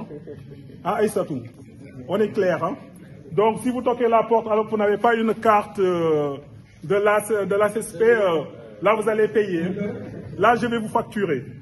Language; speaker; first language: French; non-native, local second language; Wolof